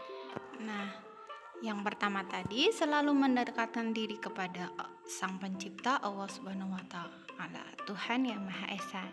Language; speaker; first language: Indonesian; native; Indonesian